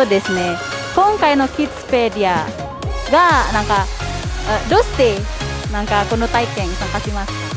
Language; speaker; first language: Japanese; non-native, learner; Indonesian